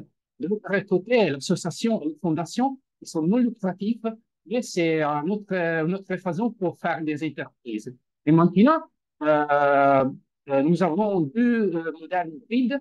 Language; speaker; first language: French; non-native, fluent; Italian